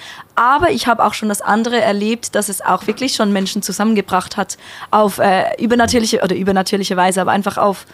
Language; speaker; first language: German; native; German